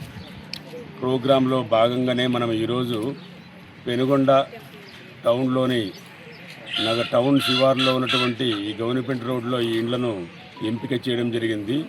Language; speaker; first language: Telugu; native; Telugu